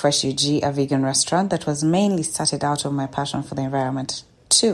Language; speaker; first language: English; non-native, local second language; Ganda